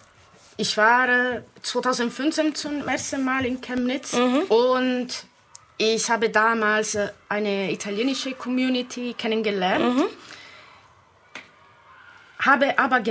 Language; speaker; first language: German; non-native, fluent; Italian